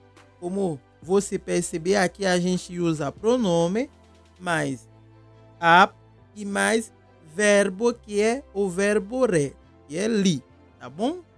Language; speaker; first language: Portuguese; non-native, local second language; Haitian Creole